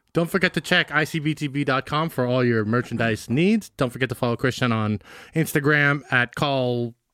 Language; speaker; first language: English; native; English